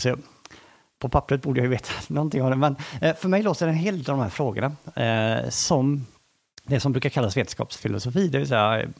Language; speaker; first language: Swedish; native; Swedish